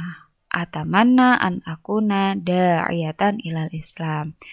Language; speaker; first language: Arabic; non-native, fluent; Indonesian